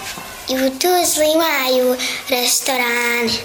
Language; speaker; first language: Bosnian; native; Bosnian